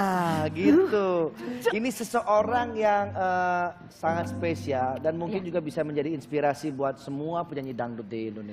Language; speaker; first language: Indonesian; native; Indonesian